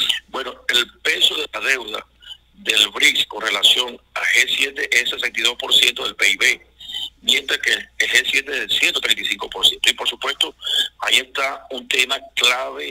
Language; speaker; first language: Spanish; native; Spanish